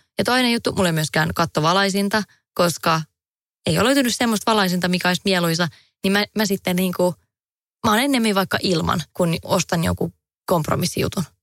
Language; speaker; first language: Finnish; native; Finnish